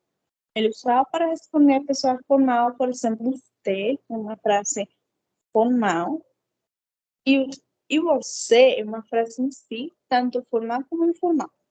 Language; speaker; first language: Portuguese; non-native, fluent; Spanish